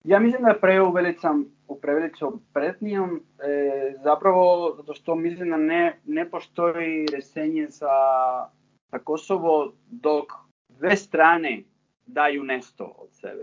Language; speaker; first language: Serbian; non-native, fluent; Spanish